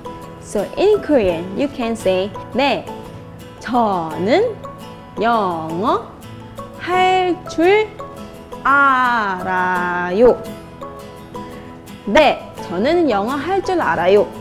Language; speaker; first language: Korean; non-native, learner; Malay